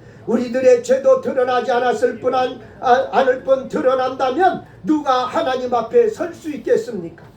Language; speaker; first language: Korean; native; Korean